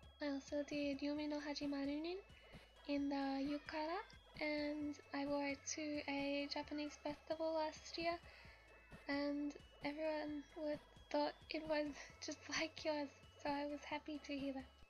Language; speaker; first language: English; native; English